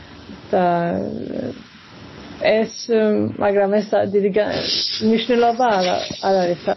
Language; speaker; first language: Georgian; early bilingual, heritage; Georgian